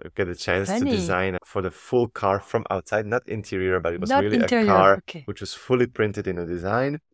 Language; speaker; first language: English; non-native, fluent; Slovak